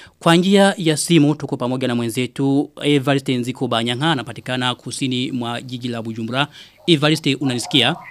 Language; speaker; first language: Swahili; non-native, local second language; Rundi